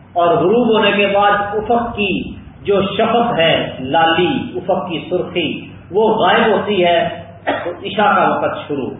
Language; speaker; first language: Urdu; non-native, local second language; Punjabi